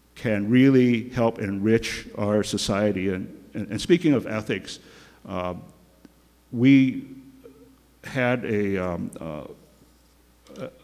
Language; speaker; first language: English; native; English